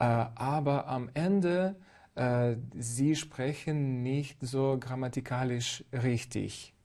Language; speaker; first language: German; non-native, fluent; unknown